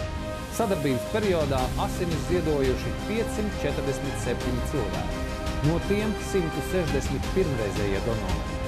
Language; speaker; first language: Latvian; native; Latvian